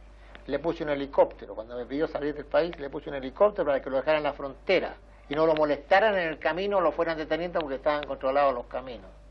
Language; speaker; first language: Spanish; native; Spanish